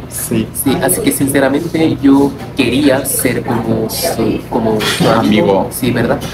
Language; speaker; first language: Spanish; non-native, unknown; Korean